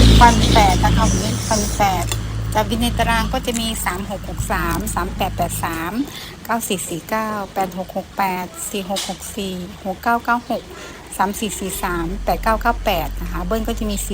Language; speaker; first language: Thai; native; Thai